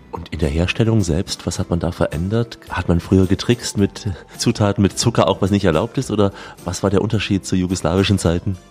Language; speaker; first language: German; native; German